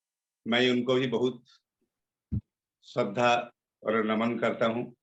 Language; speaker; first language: Hindi; non-native, local second language; Bangla